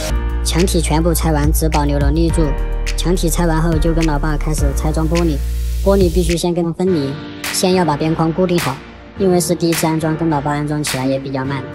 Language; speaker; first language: Chinese; native; Chinese